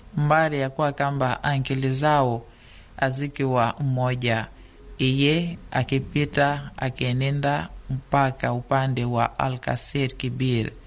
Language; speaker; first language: Swahili; native; Swahili